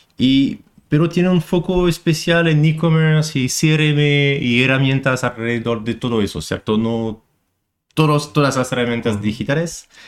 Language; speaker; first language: Spanish; non-native, fluent; French